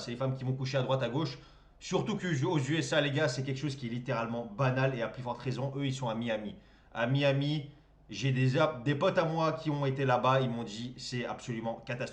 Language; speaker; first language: French; native; French